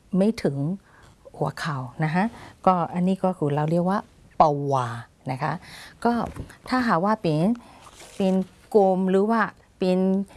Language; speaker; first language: Thai; non-native, fluent; Burmese